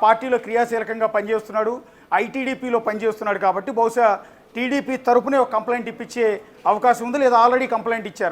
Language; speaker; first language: Telugu; native; Telugu